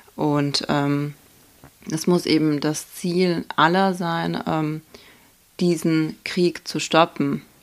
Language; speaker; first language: German; early bilingual, other home language; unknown